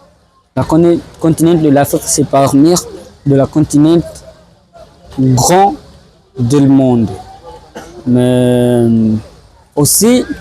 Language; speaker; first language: French; non-native, learner; Swahili